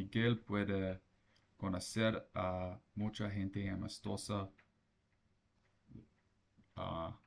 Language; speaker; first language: Spanish; non-native, learner; English